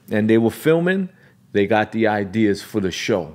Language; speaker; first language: English; native; English